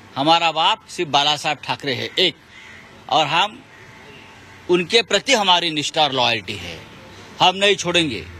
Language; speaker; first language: Hindi; non-native, local second language; Marathi